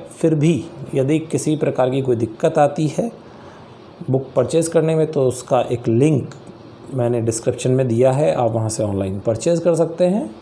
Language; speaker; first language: Hindi; native; Hindi